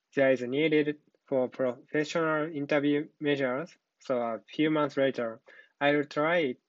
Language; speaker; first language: English; non-native, learner; Japanese